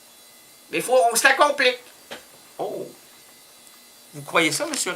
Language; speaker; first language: French; native; French